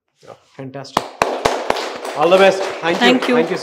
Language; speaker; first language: Telugu; native; Telugu